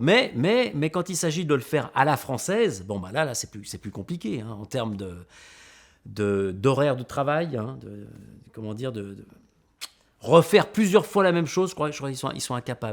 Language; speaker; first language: French; native; French